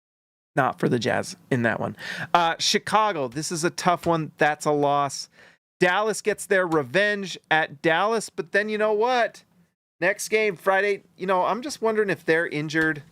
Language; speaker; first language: English; native; English